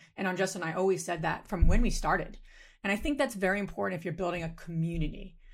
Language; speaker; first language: English; native; English